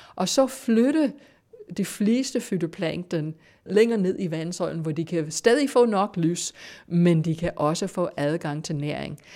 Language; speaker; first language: Danish; non-native, fluent; English